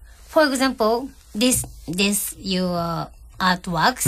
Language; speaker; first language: English; non-native, learner; Japanese